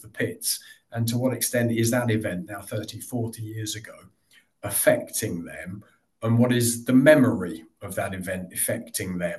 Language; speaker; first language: English; native; English